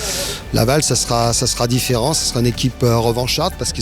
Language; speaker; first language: French; native; French